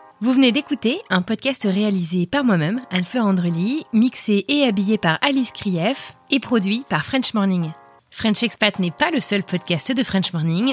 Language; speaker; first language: French; native; French